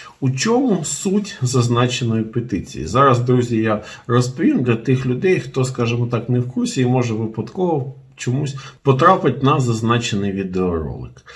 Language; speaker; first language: Ukrainian; non-native, local second language; Russian